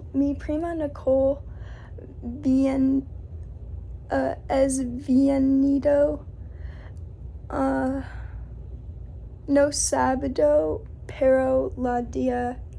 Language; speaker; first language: Spanish; non-native, learner; English